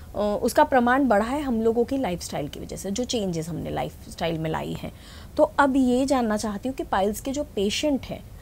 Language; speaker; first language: Hindi; non-native, local second language; Marathi